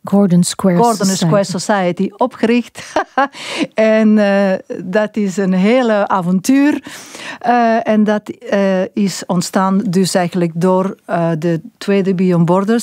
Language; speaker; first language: Dutch; non-native, local second language; French